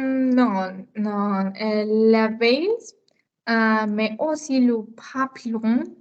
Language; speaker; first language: French; non-native, learner; Spanish